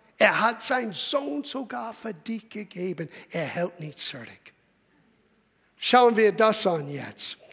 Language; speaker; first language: German; non-native, fluent; English